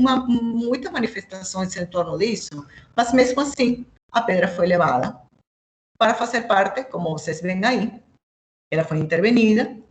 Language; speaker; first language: Portuguese; non-native, fluent; Spanish